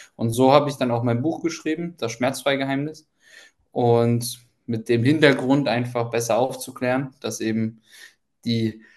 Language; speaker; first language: German; early bilingual, other home language; Ukrainian